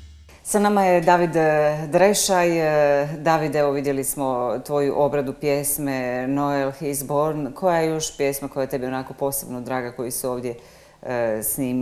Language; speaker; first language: Serbian; native; Serbian